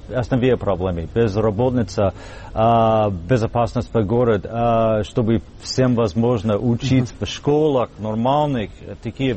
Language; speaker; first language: Russian; non-native, learner; English